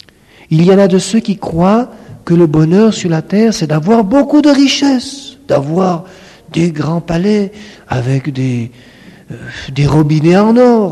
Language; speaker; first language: French; native; French